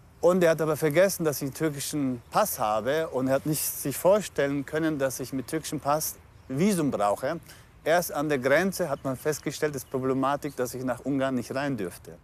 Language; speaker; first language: German; early bilingual, other home language; Turkish